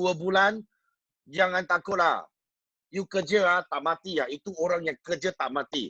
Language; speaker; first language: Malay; non-native, local second language; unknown